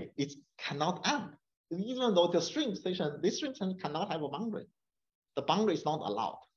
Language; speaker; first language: English; non-native, fluent; Chinese